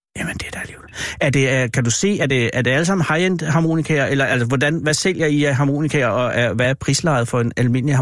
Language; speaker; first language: Danish; native; Danish